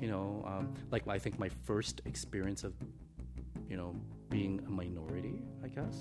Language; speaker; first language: English; native; English